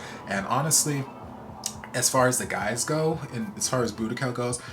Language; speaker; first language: English; native; English